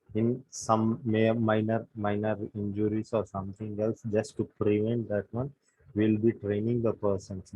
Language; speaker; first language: English; non-native, local second language; Telugu